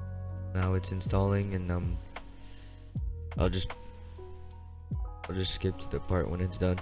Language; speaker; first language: English; native; English